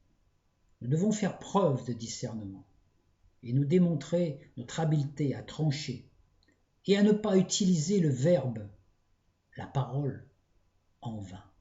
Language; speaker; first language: French; native; French